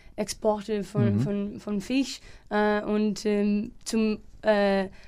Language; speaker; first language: German; non-native, fluent; Portuguese